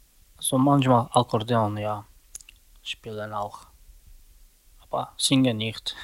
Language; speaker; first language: German; non-native, learner; Slovak